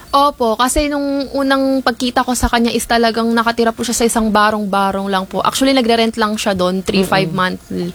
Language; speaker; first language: Filipino; native; Filipino